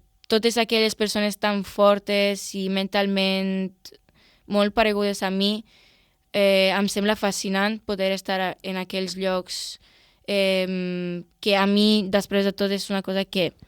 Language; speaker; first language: Catalan; non-native, local second language; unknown